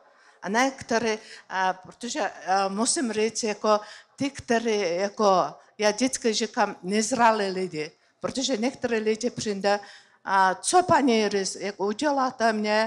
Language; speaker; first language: Czech; non-native, learner; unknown